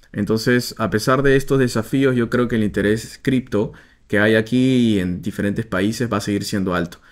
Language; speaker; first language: Spanish; native; Spanish